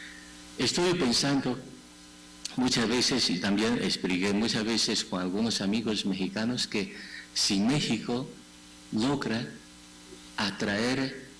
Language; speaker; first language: Spanish; non-native, fluent; Chinese